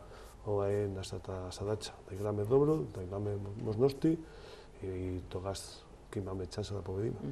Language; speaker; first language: Macedonian; non-native, learner; Spanish